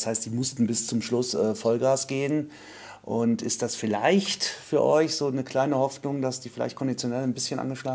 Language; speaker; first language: German; native; German